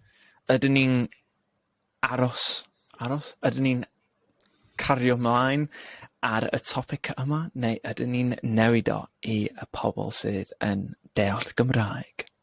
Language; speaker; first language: Welsh; non-native, local second language; English